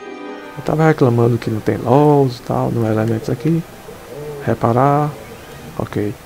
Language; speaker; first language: Portuguese; native; Portuguese